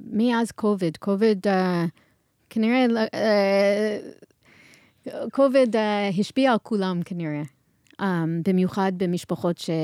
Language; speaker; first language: Hebrew; non-native, fluent; English